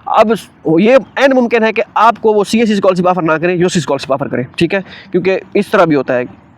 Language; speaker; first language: Urdu; non-native, local second language; Saraiki